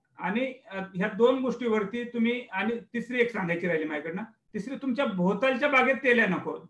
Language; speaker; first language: Marathi; native; Marathi